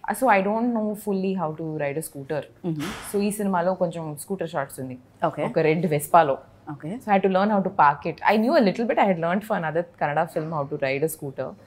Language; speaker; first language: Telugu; non-native, learner; Kannada